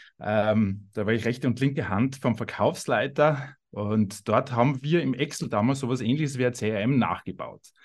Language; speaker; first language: German; native; German